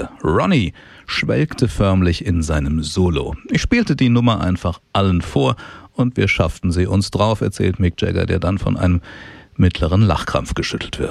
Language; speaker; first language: German; native; German